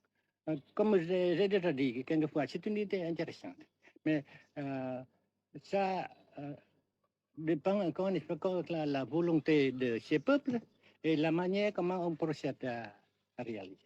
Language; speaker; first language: French; non-native, local second language; Vietnamese